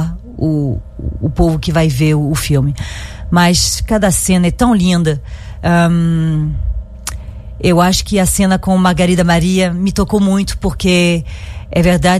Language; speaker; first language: Portuguese; non-native, fluent; French